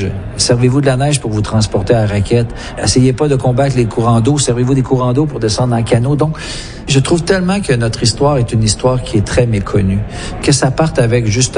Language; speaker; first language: French; native; French